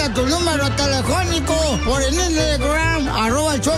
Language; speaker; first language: Spanish; native; Spanish